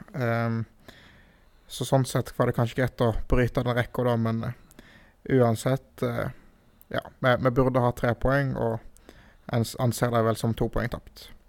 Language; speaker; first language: Norwegian; native; Norwegian